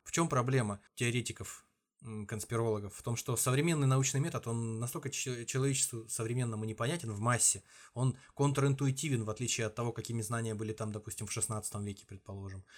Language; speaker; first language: Russian; native; Russian